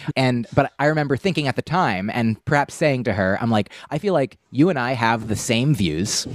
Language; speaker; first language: English; native; English